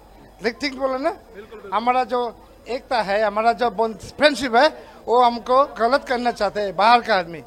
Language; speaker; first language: Hindi; non-native, local second language; Bangla